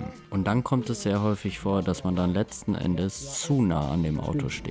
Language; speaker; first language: German; native; German